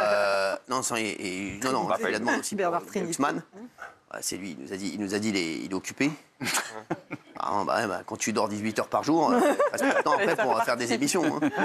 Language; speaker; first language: French; native; French